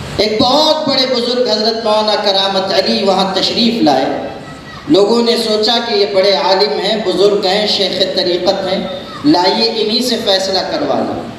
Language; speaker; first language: Urdu; native; Urdu